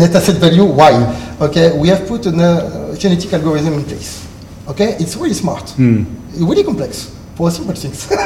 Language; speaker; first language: English; non-native, learner; French